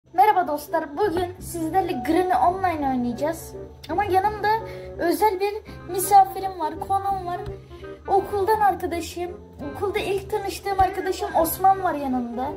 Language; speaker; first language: Turkish; native; Turkish